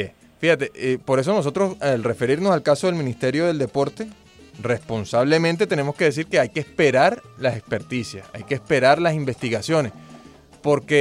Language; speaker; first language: Spanish; native; Spanish